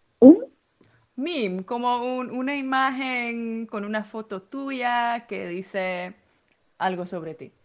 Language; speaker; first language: Spanish; non-native, fluent; Dutch